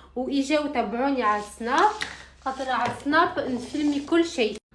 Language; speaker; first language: Arabic; early bilingual, other home language; French